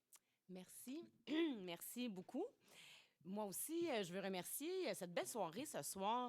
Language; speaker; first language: French; native; French